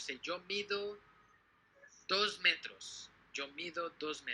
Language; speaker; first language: Spanish; non-native, fluent; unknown